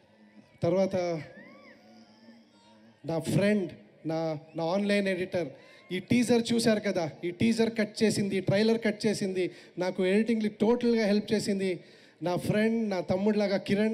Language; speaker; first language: Telugu; non-native, learner; Kannada